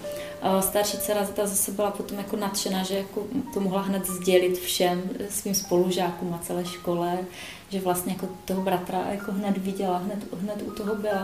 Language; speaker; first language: Czech; native; Czech